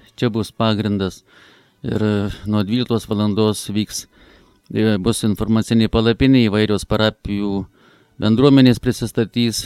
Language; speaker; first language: Lithuanian; native; Lithuanian